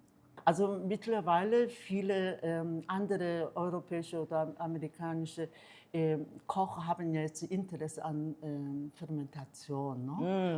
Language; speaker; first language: German; non-native, fluent; Korean